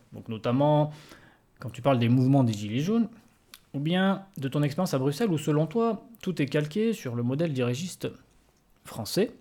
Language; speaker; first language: French; native; French